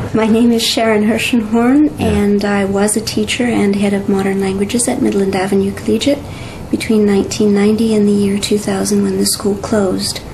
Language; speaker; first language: English; native; English